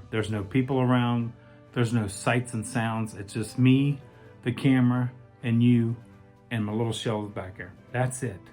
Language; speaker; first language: English; native; English